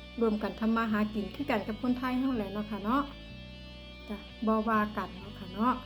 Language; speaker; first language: Thai; non-native, local second language; Northeastern Thai